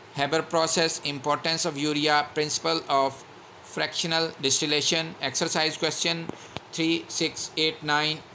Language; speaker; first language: English; non-native, local second language; Urdu